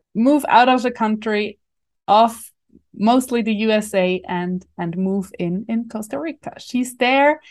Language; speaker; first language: English; non-native, fluent; German